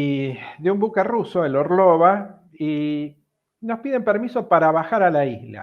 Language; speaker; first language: Spanish; native; Spanish